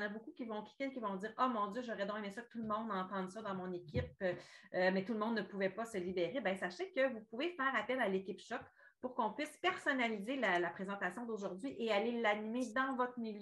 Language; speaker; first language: French; native; French